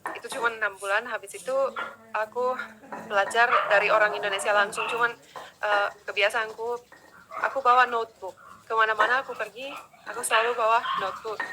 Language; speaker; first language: Indonesian; non-native, fluent; Finnish